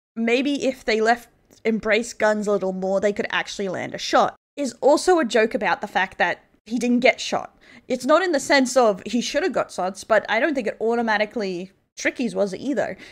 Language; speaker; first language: English; native; English